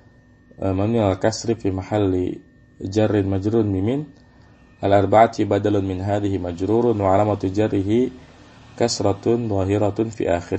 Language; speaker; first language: Arabic; non-native, fluent; Indonesian